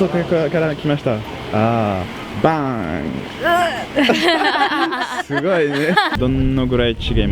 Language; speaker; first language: Japanese; non-native, learner; French